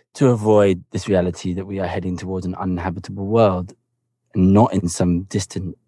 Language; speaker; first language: English; native; English